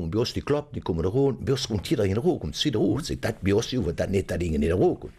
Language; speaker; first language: German; native; German